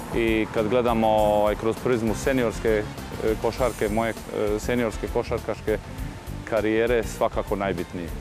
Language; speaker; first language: Croatian; native; Croatian